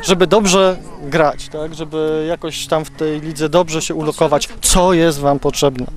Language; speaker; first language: Polish; native; Polish